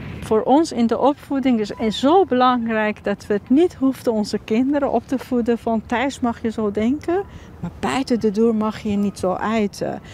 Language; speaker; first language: Dutch; non-native, fluent; Persian